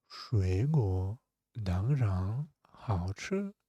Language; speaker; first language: Chinese; non-native, fluent; Russian